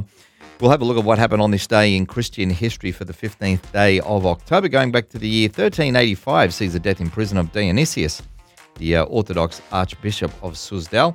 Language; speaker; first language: English; native; English